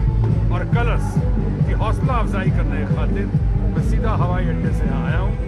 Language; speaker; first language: Hindi; native; Hindi